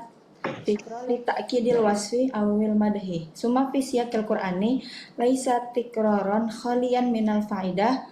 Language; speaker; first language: Arabic; non-native, fluent; Indonesian